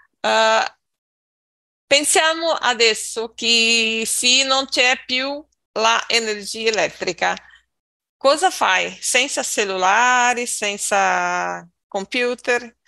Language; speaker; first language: Italian; non-native, learner; Portuguese